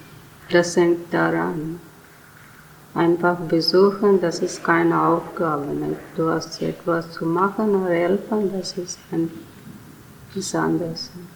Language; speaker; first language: German; non-native, learner; Telugu